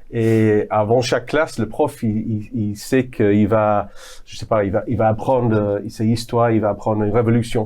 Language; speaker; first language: French; non-native, fluent; English